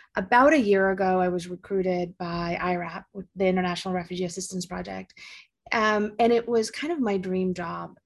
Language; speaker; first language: English; early bilingual, other home language; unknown